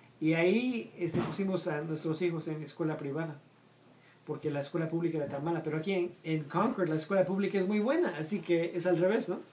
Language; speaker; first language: Spanish; native; Spanish